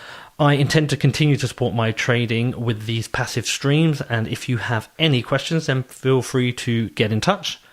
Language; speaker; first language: English; native; English